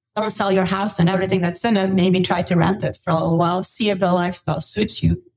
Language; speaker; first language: English; non-native, fluent; Dutch